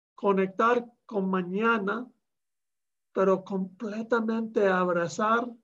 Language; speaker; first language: Spanish; early bilingual, heritage; Spanish